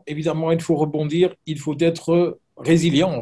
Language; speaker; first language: French; native; French